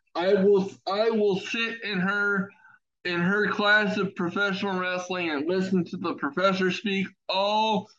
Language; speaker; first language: English; native; English